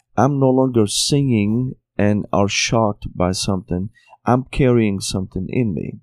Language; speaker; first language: English; non-native, fluent; Arabic